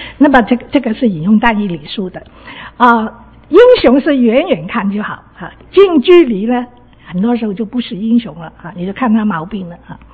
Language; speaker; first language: Chinese; non-native, local second language; Cantonese